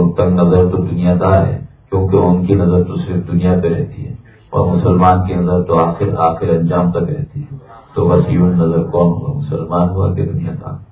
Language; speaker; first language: Urdu; native; Urdu